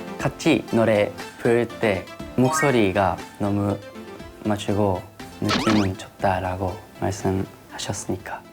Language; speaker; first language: Korean; non-native, learner; Japanese